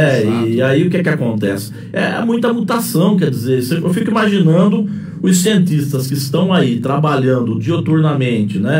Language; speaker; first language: Portuguese; native; Portuguese